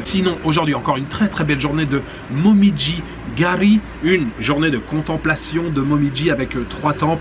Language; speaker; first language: French; native; French